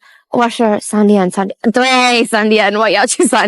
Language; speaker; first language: Chinese; non-native, learner; English